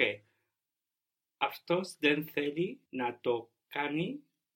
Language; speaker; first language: Greek; non-native, learner; English